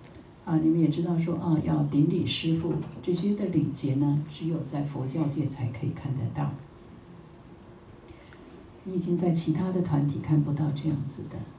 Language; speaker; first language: Chinese; native; Chinese